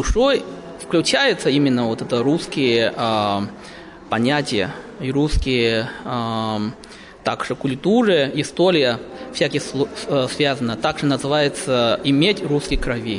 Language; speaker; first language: Russian; early bilingual, heritage; Chinese